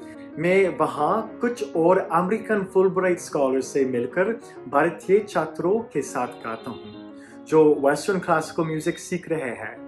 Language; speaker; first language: Hindi; non-native, fluent; English